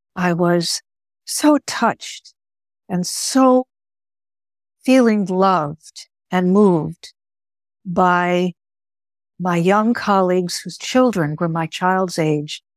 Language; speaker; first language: English; early bilingual, other home language; Greek